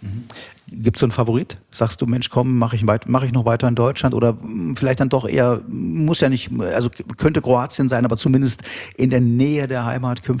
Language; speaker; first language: German; native; German